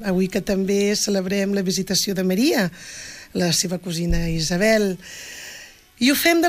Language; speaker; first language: Catalan; native; Catalan